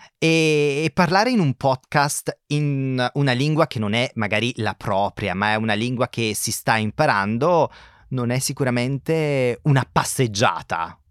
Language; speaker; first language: Italian; native; Italian